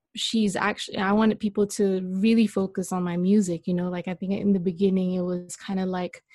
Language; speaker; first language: English; non-native, local second language; Malay